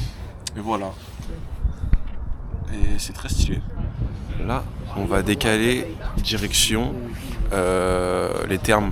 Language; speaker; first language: French; native; French